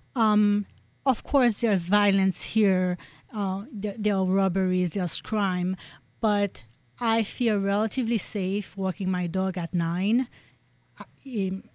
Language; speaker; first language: English; non-native, fluent; French